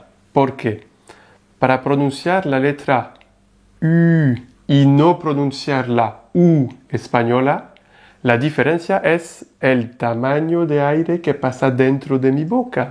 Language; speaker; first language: Spanish; non-native, fluent; French